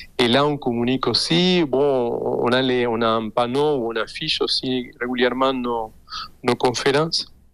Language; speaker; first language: French; non-native, fluent; Spanish